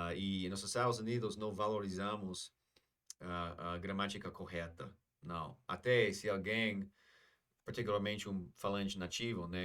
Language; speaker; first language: Portuguese; non-native, fluent; English